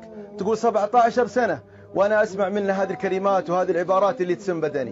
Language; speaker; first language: Arabic; native; Arabic